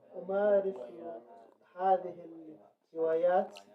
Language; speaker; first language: Arabic; non-native, learner; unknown